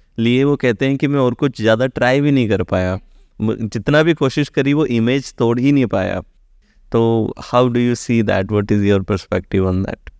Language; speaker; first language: Hindi; native; Hindi